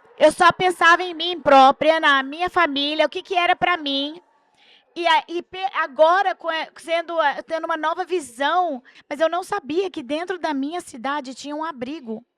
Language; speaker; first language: Portuguese; early bilingual, heritage; Portuguese